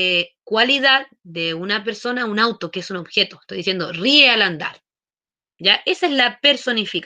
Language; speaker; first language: Spanish; native; Spanish